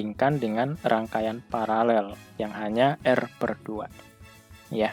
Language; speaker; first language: Indonesian; native; Indonesian